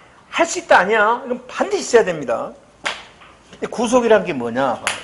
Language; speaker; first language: Korean; native; Korean